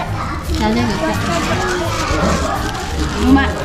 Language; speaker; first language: Japanese; non-native, learner; Filipino